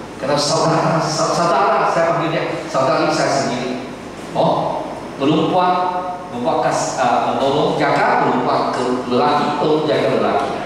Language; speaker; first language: Malay; non-native, local second language; Chinese